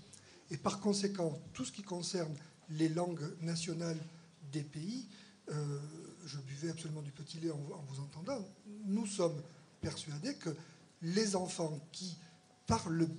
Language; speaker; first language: French; native; French